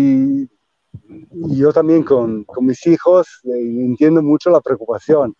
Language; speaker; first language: Spanish; non-native, fluent; Italian